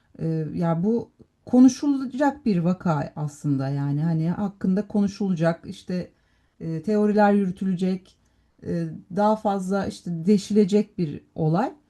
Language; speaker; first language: Turkish; native; Turkish